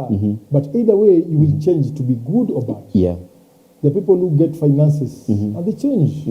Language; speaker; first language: English; non-native, local second language; Swahili